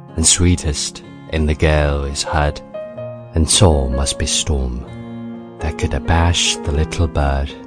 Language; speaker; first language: English; non-native, fluent; Chinese